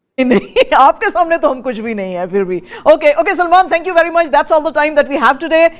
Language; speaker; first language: Urdu; native; Urdu